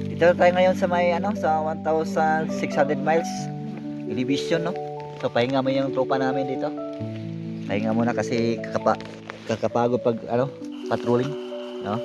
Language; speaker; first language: Filipino; non-native, local second language; Cebuano